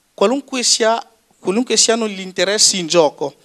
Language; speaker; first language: Italian; non-native, fluent; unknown